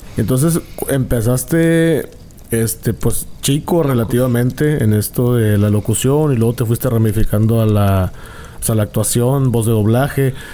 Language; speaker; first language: Spanish; native; Spanish